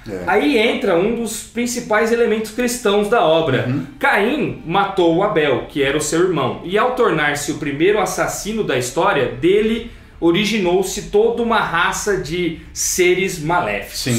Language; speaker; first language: Portuguese; native; Portuguese